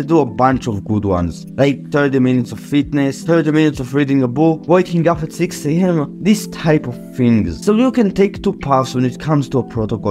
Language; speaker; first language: English; non-native, fluent; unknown